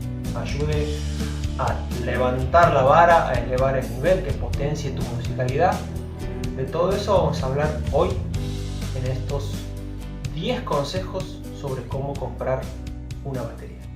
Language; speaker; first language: Spanish; native; Spanish